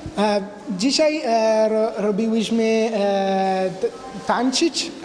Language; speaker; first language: Polish; non-native, learner; Italian